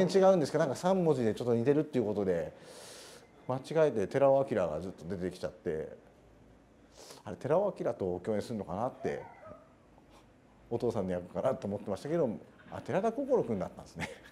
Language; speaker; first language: Japanese; native; Japanese